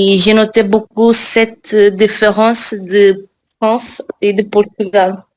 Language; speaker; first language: French; non-native, learner; Portuguese